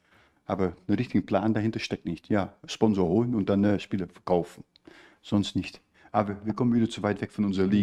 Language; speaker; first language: German; native; German